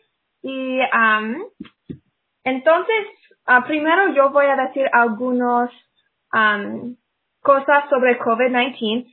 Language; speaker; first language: Spanish; non-native, fluent; English